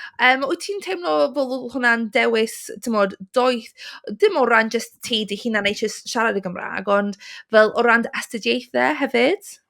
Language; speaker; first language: Welsh; non-native, local second language; English